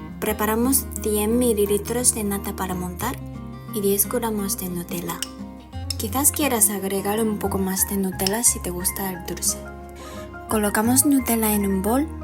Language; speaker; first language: Spanish; non-native, fluent; Japanese